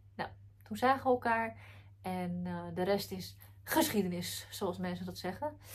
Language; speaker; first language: Dutch; early bilingual, other home language; Arabic